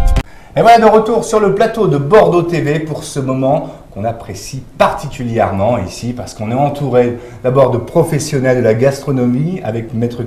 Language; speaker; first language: French; native; French